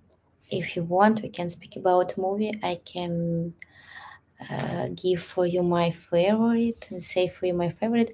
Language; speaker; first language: English; non-native, learner; Russian